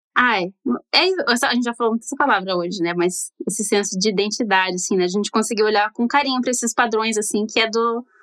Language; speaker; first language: Portuguese; native; Portuguese